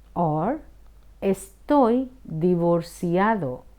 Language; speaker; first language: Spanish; non-native, fluent; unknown